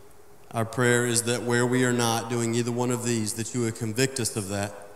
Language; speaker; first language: English; native; English